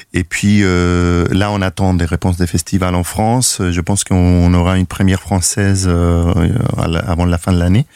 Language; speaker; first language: French; non-native, fluent; Spanish